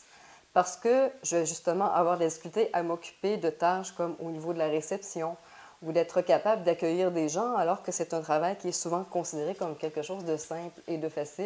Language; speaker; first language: French; native; French